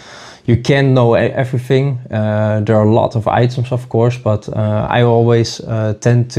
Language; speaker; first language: English; non-native, fluent; Dutch